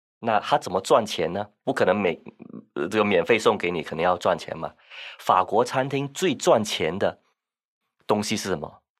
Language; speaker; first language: Chinese; non-native, local second language; Min Nan Chinese